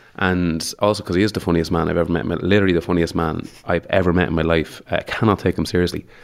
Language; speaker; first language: English; native; English